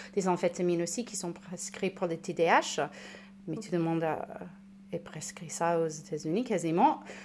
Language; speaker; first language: French; non-native, fluent; English